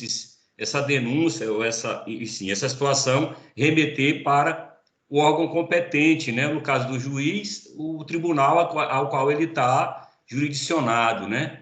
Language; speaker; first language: Portuguese; native; Portuguese